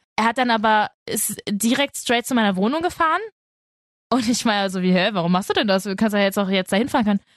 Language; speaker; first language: German; early bilingual, other home language; Spanish